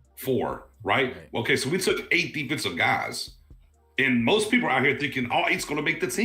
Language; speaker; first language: English; native; English